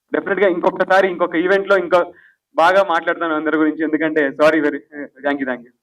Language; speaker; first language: Telugu; native; Telugu